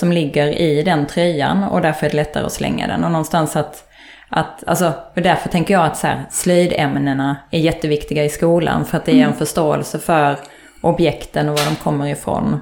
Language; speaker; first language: Swedish; native; Swedish